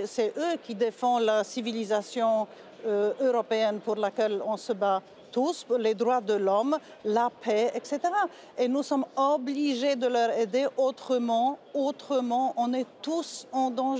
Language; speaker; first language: French; non-native, fluent; Polish